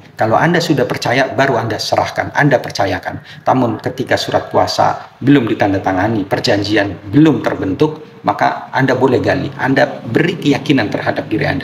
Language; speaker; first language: Indonesian; native; Indonesian